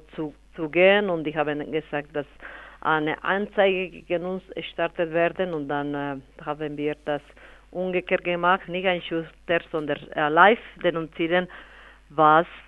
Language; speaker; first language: German; non-native, fluent; Spanish